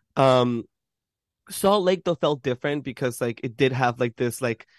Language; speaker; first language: English; early bilingual, other home language; Spanish